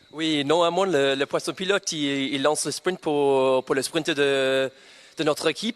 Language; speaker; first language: French; non-native, learner; English